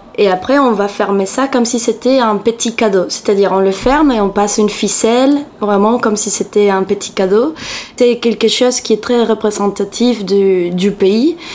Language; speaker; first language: French; non-native, fluent; Spanish